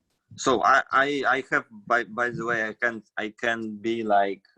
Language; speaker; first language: English; non-native, fluent; Russian